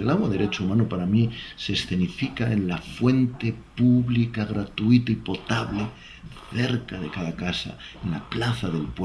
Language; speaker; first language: Spanish; native; Spanish